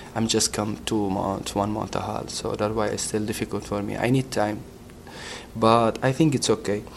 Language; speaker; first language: English; non-native, learner; Arabic